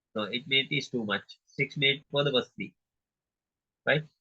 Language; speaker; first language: English; non-native, local second language; Sinhala